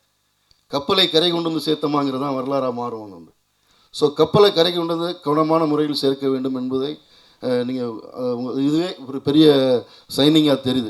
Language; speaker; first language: Tamil; native; Tamil